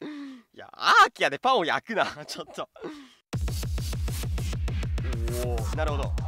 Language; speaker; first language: Japanese; native; Japanese